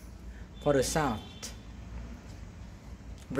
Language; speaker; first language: English; non-native, learner; Vietnamese